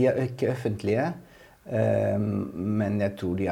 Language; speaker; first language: Norwegian; non-native, fluent; Italian